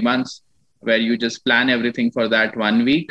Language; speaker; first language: English; non-native, local second language; Punjabi